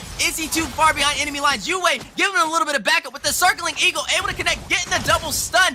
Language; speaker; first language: English; native; English